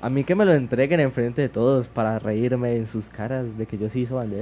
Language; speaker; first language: Spanish; native; Spanish